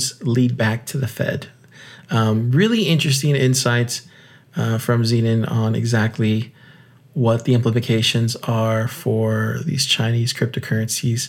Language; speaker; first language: English; native; English